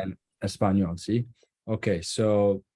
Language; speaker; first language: Spanish; non-native, learner; Kurdish